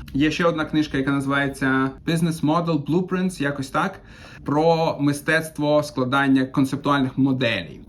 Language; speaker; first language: Ukrainian; non-native, local second language; Russian